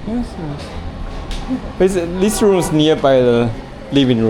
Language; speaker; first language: English; non-native, learner; Chinese